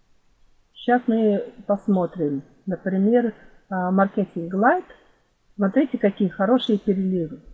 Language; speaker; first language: Russian; non-native, fluent; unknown